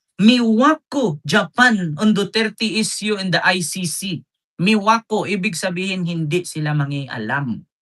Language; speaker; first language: Filipino; non-native, local second language; Cebuano